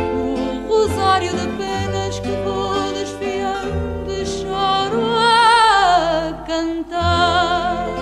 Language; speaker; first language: Portuguese; native; Portuguese